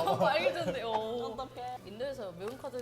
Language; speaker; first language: Korean; non-native, fluent; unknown